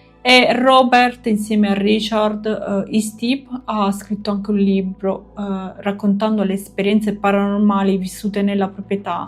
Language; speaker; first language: Italian; native; Italian